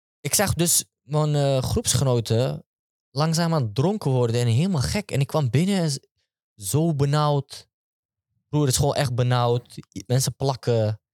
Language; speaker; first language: Dutch; early bilingual, other home language; Turkish